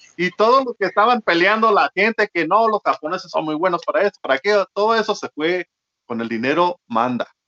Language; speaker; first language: Spanish; early bilingual, heritage; Spanish